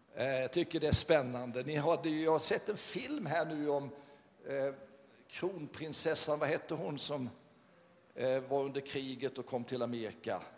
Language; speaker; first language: Swedish; native; Swedish